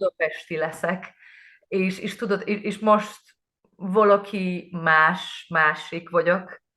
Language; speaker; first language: Hungarian; non-native, learner; Polish